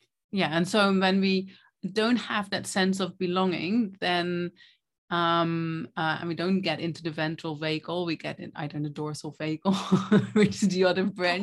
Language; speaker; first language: English; non-native, fluent; Dutch